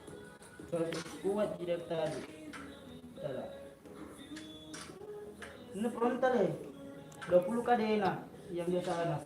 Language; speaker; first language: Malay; non-native, local second language; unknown